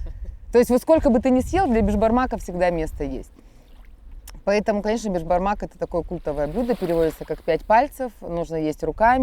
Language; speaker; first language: Russian; native; Russian